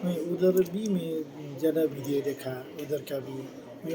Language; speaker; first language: Hindi; non-native, learner; Nepali